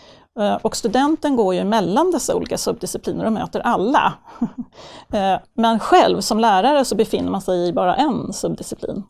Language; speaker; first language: Swedish; native; Swedish